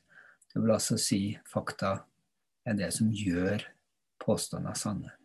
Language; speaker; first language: Norwegian; native; Norwegian